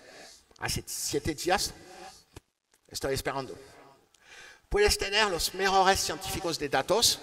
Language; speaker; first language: Spanish; non-native, learner; French